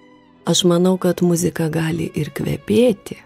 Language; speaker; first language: Lithuanian; native; Lithuanian